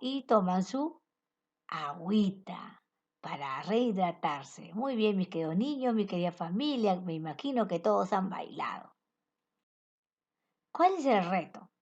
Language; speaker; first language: Spanish; native; Spanish